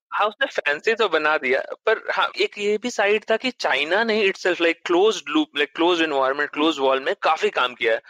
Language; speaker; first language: Hindi; native; Hindi